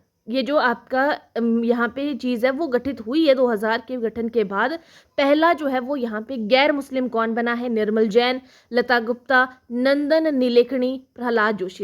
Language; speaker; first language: Hindi; native; Hindi